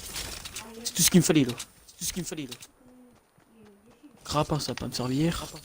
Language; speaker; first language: French; native; French